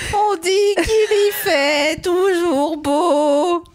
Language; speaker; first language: French; native; French